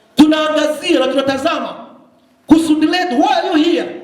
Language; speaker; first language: English; non-native, local second language; Swahili